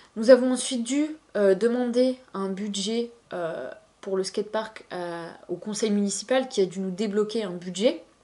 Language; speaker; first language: French; native; French